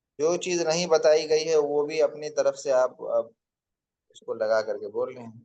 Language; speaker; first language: Urdu; native; Urdu